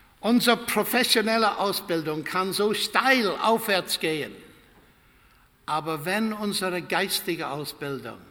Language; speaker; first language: German; non-native, fluent; English